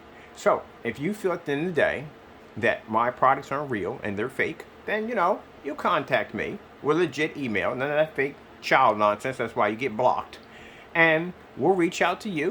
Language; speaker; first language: English; native; English